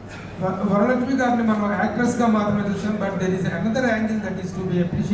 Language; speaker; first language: Telugu; native; Telugu